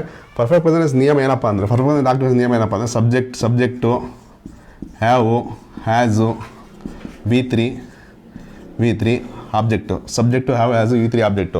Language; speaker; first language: Kannada; native; Kannada